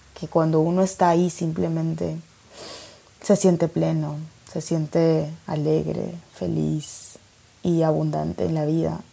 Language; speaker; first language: Spanish; native; Spanish